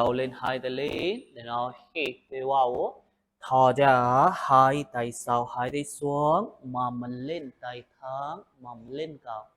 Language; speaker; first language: Vietnamese; non-native, learner; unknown